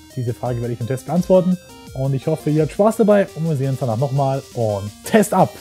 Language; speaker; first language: German; native; German